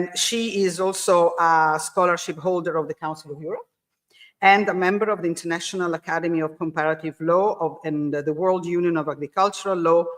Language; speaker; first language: English; non-native, fluent; Italian